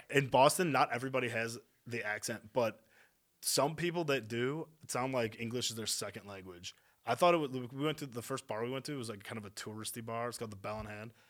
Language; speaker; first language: English; native; English